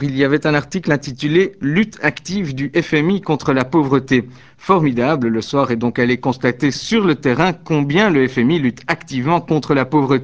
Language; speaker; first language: French; native; French